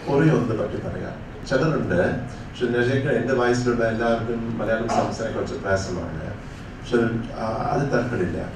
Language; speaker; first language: Malayalam; early bilingual, heritage; English